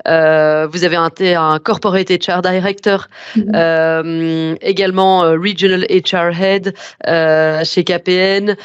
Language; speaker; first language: French; native; French